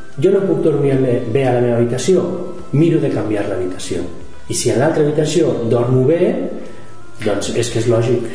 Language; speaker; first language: Catalan; non-native, local second language; Spanish